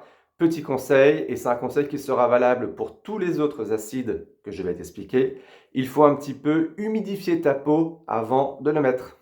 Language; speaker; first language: French; native; French